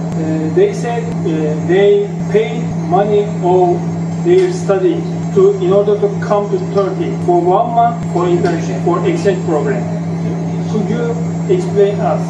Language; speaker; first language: English; non-native, learner; Turkish